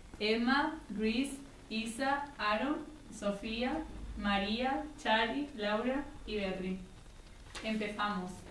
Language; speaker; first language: Spanish; native; Spanish